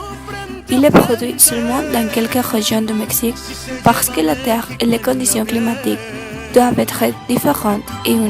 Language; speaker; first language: French; non-native, learner; Spanish